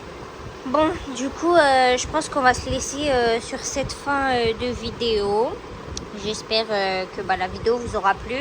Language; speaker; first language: French; native; French